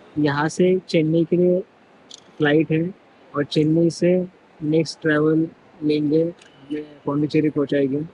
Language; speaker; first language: Hindi; non-native, local second language; Marathi